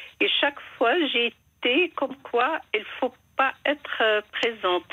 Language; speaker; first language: French; non-native, fluent; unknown